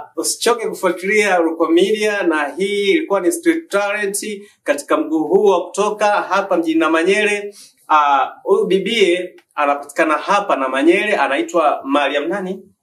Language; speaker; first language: Swahili; native; Swahili